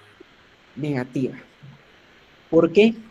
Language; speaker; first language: Spanish; native; Spanish